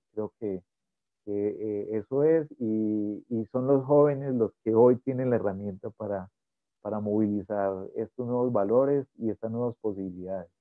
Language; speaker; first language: Spanish; native; Spanish